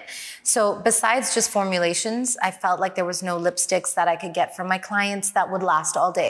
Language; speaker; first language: English; native; English